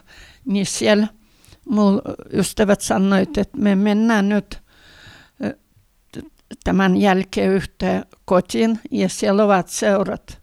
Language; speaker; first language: Finnish; early bilingual, heritage; Finnish